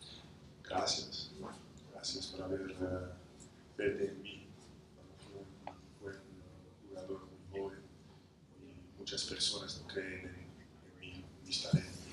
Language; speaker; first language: Spanish; non-native, learner; English